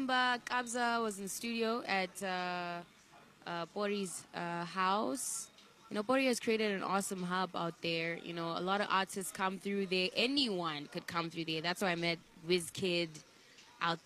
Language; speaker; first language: English; non-native, local second language; Shona